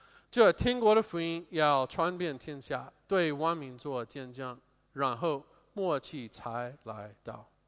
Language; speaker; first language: Chinese; non-native, fluent; English